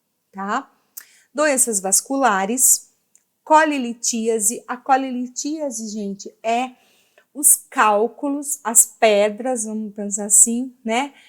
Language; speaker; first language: Portuguese; native; Portuguese